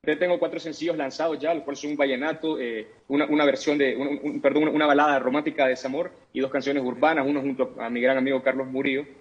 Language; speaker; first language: Spanish; native; Spanish